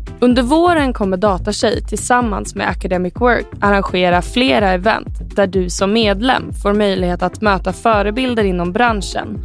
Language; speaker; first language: Swedish; native; Swedish